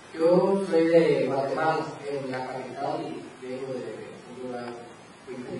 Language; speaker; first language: Spanish; non-native, local second language; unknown